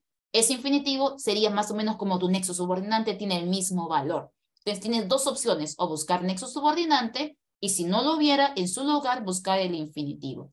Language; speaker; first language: Spanish; native; Spanish